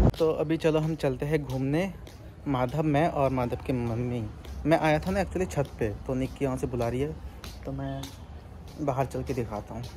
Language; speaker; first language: Hindi; non-native, local second language; Bangla